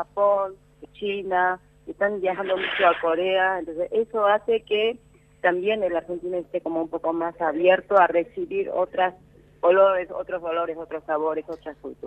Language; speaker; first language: Spanish; early bilingual, other home language; Korean